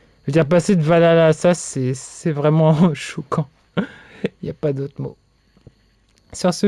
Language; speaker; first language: French; native; French